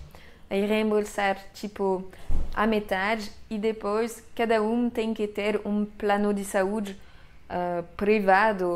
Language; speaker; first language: Portuguese; non-native, fluent; French